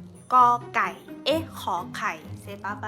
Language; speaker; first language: French; non-native, learner; Thai